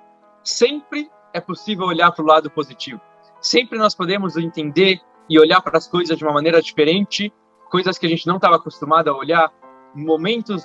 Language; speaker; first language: Portuguese; native; Portuguese